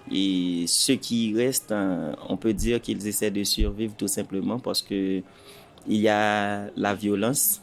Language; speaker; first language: French; non-native, local second language; Haitian Creole